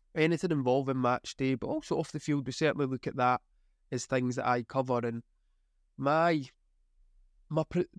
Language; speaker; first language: English; native; English